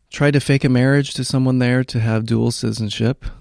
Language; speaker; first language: English; native; English